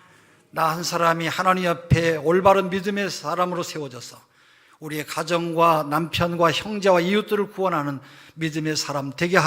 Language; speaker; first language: Korean; native; Korean